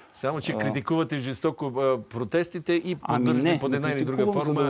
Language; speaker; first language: Bulgarian; native; Bulgarian